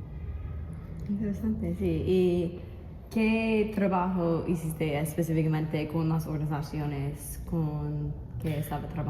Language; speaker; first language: Spanish; non-native, learner; English